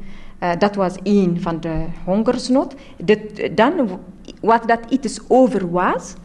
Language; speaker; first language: Dutch; non-native, learner; Tigrinya